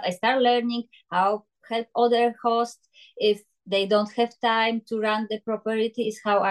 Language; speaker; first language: English; non-native, learner; Polish